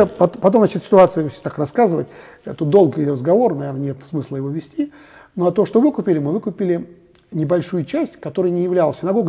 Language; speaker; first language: Russian; native; Russian